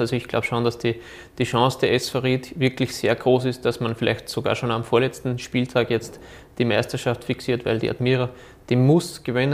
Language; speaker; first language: German; native; German